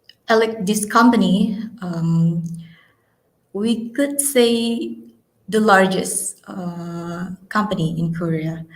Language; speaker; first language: English; non-native, learner; Indonesian